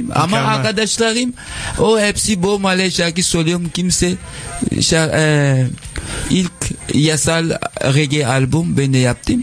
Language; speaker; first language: Turkish; non-native, learner; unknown